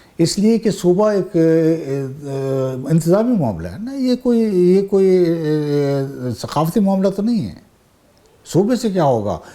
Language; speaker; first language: Urdu; non-native, local second language; Saraiki